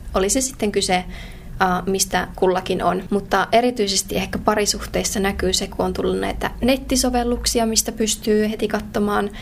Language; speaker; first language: Finnish; native; Finnish